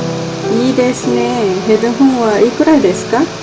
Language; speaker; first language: Japanese; non-native, learner; Malay